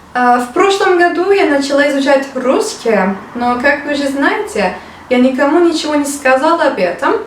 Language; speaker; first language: Russian; non-native, learner; Turkish